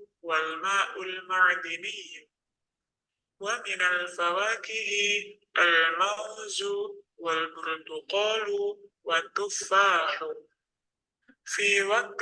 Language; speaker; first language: Arabic; non-native, learner; Indonesian